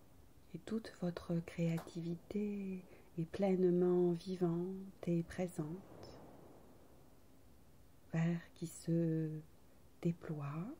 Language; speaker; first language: French; native; French